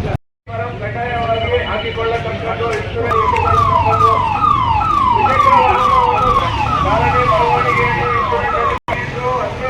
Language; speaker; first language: Kannada; native; Kannada